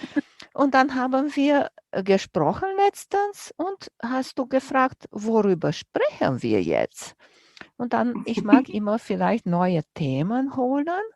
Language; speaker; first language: German; non-native, fluent; Romanian